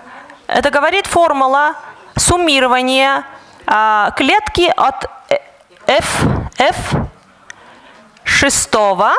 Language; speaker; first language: Russian; non-native, fluent; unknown